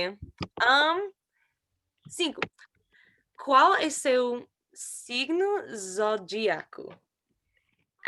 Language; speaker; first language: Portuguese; non-native, learner; English